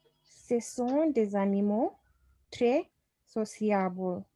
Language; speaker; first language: French; non-native, learner; English